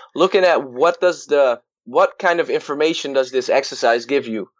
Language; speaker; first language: English; non-native, fluent; Dutch